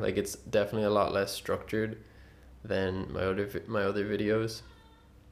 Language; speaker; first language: English; native; English